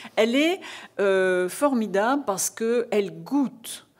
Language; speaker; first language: French; native; French